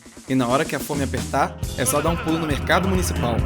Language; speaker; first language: Portuguese; native; Portuguese